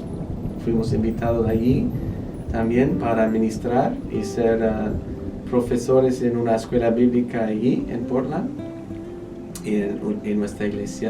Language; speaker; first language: Spanish; non-native, fluent; English